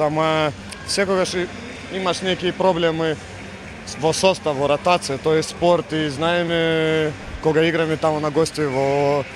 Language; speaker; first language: Macedonian; non-native, fluent; Russian